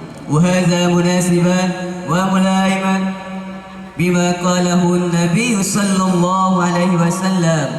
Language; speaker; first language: Arabic; non-native, learner; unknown